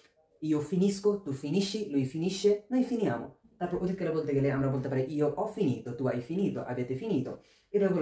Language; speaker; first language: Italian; non-native, fluent; Bangla